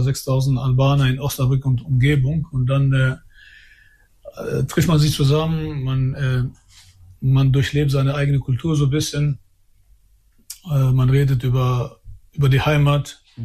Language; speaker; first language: German; early bilingual, other home language; Albanian